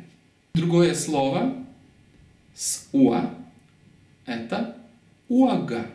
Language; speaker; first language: Russian; non-native, fluent; Lithuanian